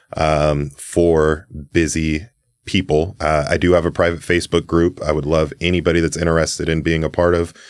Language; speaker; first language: English; native; English